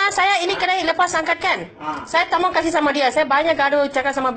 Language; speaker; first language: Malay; non-native, learner; Nepali